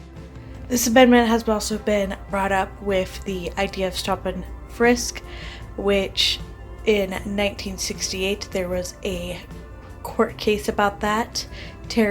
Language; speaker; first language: English; native; English